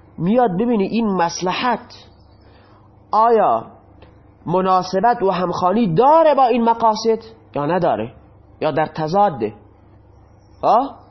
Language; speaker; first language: Persian; non-native, local second language; Baluchi